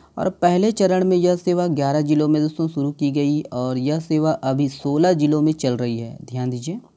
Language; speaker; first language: Hindi; native; Hindi